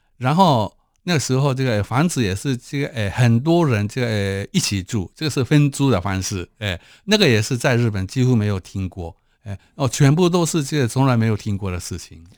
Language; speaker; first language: Chinese; non-native, fluent; Japanese